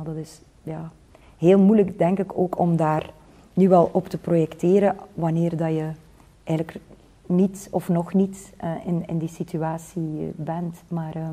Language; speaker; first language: Dutch; native; Dutch